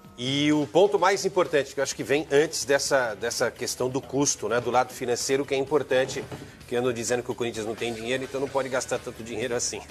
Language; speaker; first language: Portuguese; native; Portuguese